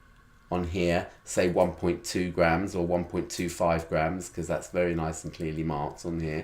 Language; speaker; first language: English; native; English